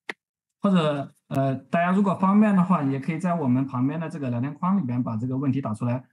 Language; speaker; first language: Chinese; native; Chinese